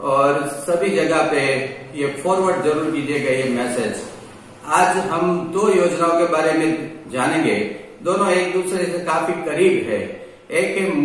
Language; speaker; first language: Hindi; non-native, local second language; Gujarati